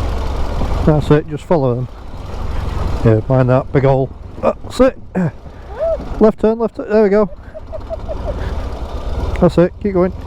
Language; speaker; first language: English; native; English